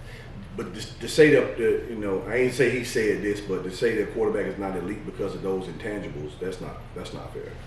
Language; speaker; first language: English; native; English